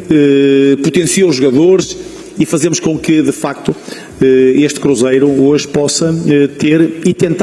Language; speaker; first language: Portuguese; native; Portuguese